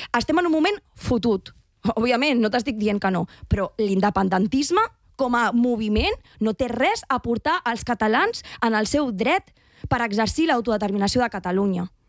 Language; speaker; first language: Catalan; non-native, local second language; Spanish